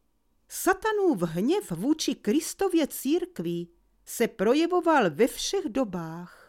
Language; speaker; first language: Czech; native; Czech